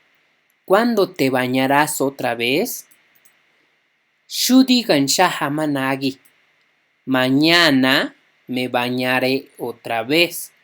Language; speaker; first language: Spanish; non-native, local second language; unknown